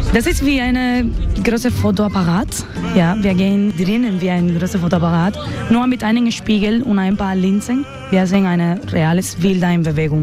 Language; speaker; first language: German; non-native, learner; Spanish